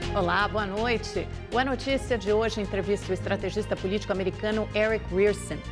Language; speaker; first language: Portuguese; native; Portuguese